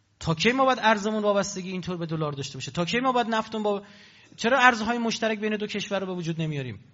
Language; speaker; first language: Persian; native; Persian